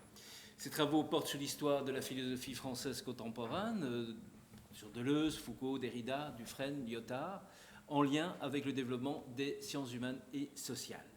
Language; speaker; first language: French; native; French